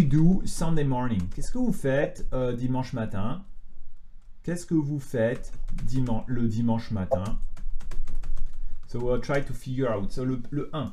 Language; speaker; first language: French; native; French